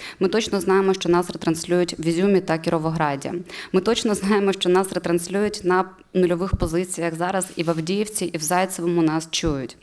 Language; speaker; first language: Ukrainian; native; Ukrainian